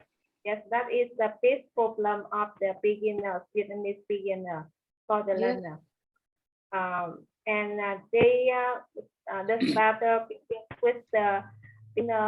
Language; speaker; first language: English; non-native, learner; Vietnamese